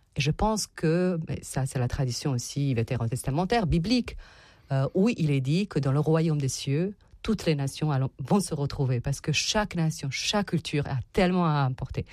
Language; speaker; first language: French; non-native, fluent; Serbian